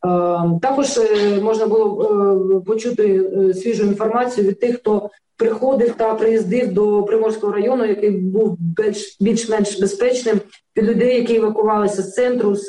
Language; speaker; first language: Ukrainian; native; Ukrainian